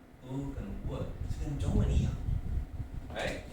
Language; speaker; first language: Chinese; non-native, fluent; English